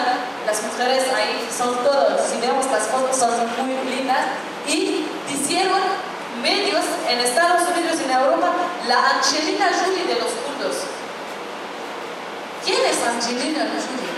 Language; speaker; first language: Spanish; non-native, fluent; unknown